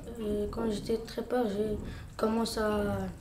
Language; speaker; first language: French; non-native, learner; Arabic